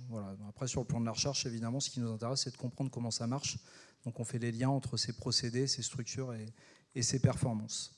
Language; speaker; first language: French; native; French